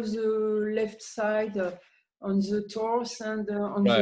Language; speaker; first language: English; non-native, learner; French